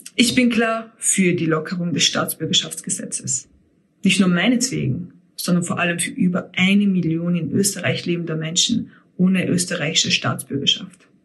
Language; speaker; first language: German; native; German